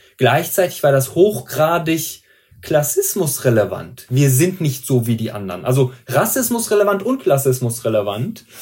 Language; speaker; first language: German; early bilingual, other home language; Persian